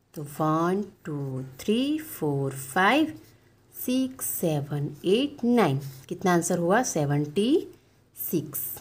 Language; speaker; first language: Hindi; non-native, local second language; Gujarati